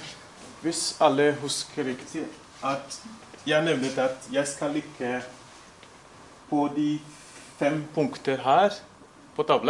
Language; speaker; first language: Norwegian; non-native, fluent; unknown